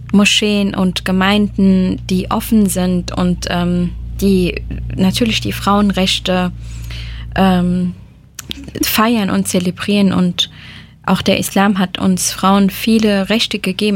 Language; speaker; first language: German; early bilingual, other home language; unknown